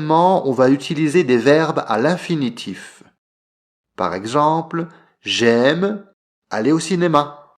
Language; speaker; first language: French; native; French